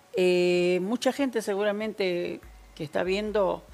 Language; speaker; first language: Spanish; native; Spanish